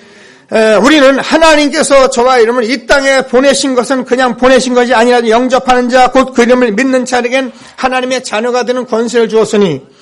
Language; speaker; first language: Korean; native; Korean